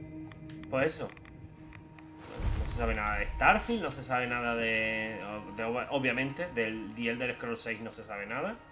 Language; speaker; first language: Spanish; native; Spanish